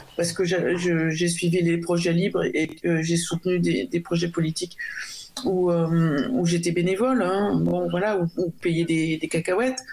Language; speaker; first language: French; native; French